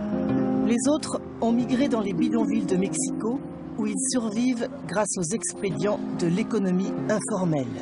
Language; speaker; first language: French; native; French